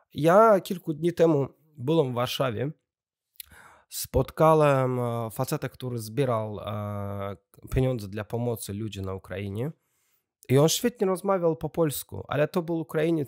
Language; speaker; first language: Polish; non-native, learner; Russian